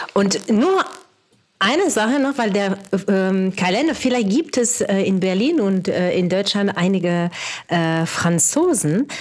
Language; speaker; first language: German; non-native, fluent; French